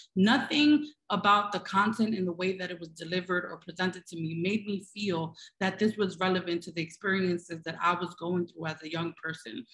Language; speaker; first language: English; native; English